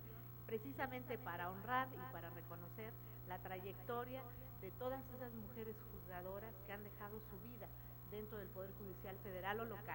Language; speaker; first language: Spanish; native; Spanish